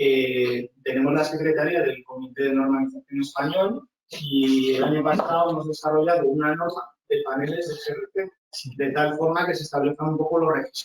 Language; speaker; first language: Spanish; native; Spanish